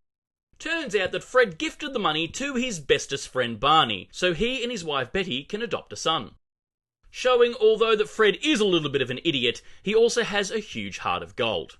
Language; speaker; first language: English; native; English